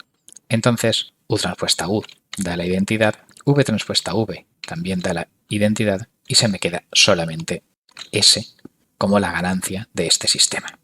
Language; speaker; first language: Spanish; native; Spanish